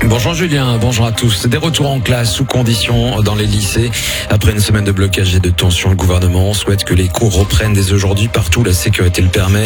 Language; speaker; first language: French; native; French